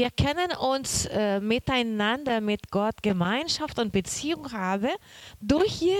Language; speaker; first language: German; non-native, learner; Portuguese